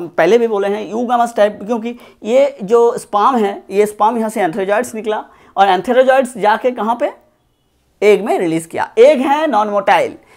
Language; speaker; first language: Hindi; non-native, local second language; Bangla